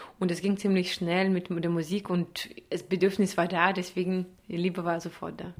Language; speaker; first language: German; non-native, fluent; Russian